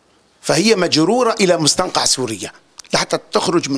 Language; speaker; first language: Arabic; native; Arabic